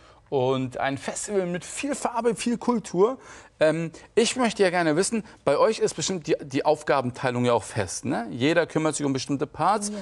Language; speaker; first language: German; native; German